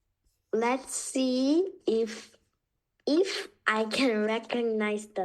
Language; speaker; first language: English; non-native, learner; Korean